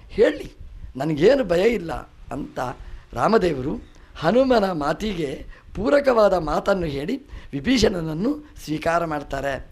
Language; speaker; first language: Kannada; non-native, local second language; Tulu